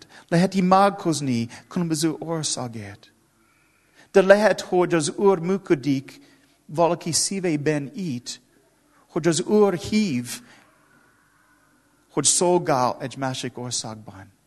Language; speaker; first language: Hungarian; non-native, learner; English